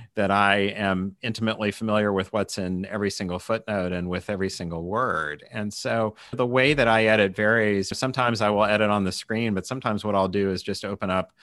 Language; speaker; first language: English; native; English